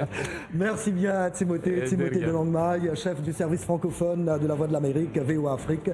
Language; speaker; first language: French; native; French